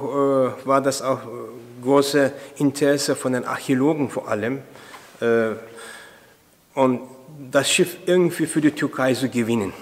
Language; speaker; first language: German; non-native, fluent; Turkish